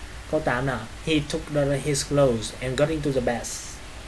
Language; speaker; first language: English; non-native, fluent; Vietnamese